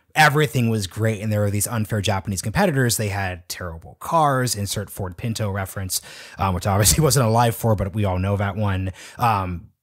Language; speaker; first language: English; native; English